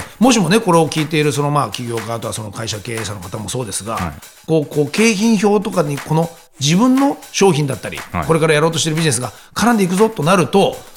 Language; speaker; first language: Japanese; native; Japanese